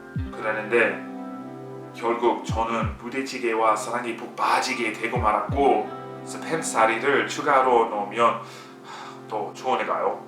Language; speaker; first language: Korean; non-native, fluent; English